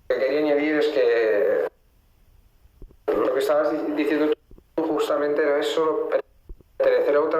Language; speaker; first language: Spanish; non-native, fluent; Italian